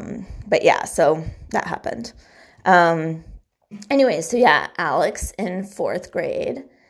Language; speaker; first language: English; native; English